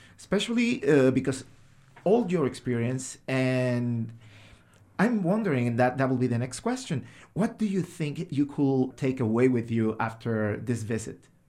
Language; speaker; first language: English; non-native, fluent; Spanish